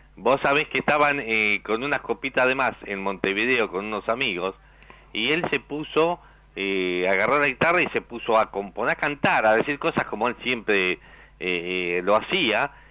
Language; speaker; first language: Spanish; native; Spanish